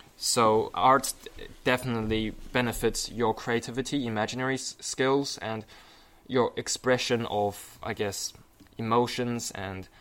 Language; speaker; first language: English; non-native, fluent; Chinese